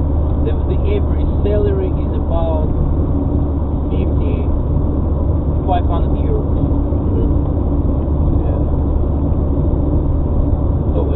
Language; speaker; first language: English; non-native, fluent; Russian